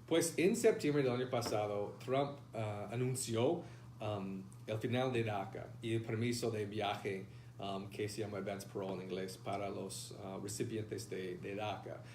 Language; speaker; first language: Spanish; non-native, fluent; English